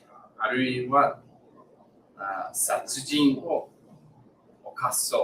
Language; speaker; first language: Japanese; non-native, learner; English